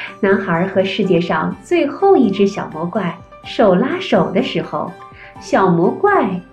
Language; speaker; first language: Chinese; native; Chinese